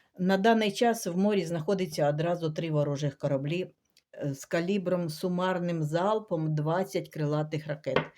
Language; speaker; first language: Ukrainian; native; Ukrainian